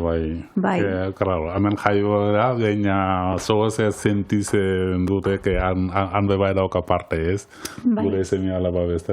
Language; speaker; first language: Basque; non-native, learner; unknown